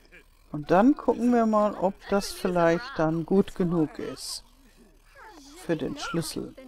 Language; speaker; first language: German; native; German